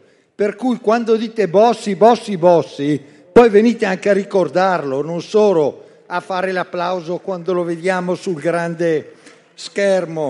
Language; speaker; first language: Italian; native; Italian